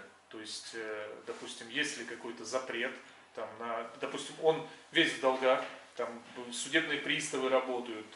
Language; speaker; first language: Russian; native; Russian